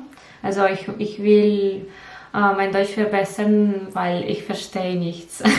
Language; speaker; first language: German; non-native, learner; Russian